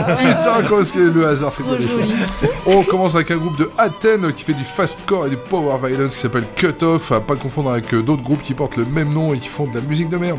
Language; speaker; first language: French; native; French